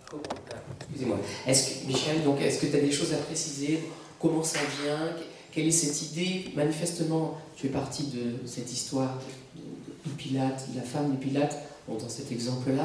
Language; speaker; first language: French; native; French